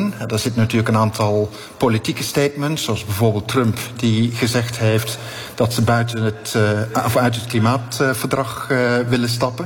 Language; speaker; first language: Dutch; native; Dutch